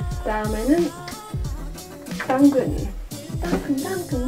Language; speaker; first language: Korean; non-native, learner; Dutch